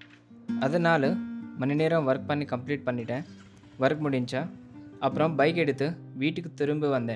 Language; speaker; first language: Tamil; non-native, learner; Telugu